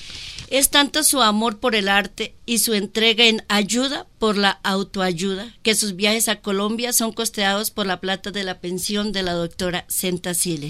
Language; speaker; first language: Spanish; native; Spanish